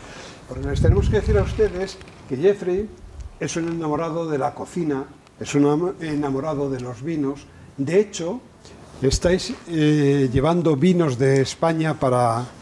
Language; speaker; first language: Spanish; native; Spanish